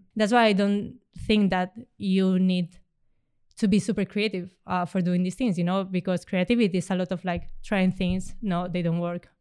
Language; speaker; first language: English; non-native, fluent; Spanish